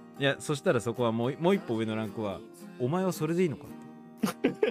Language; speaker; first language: Japanese; native; Japanese